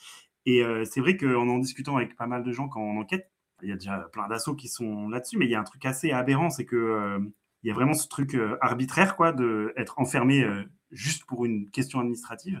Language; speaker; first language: French; native; French